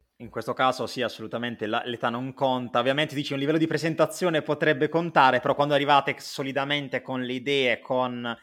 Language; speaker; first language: Italian; native; Italian